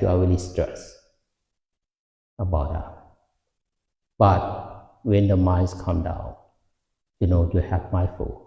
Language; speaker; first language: English; non-native, fluent; Lao